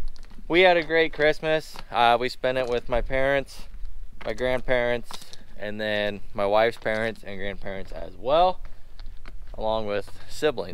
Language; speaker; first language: English; native; English